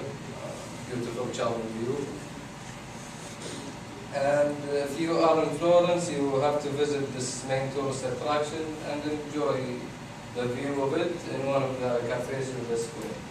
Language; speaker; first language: English; non-native, fluent; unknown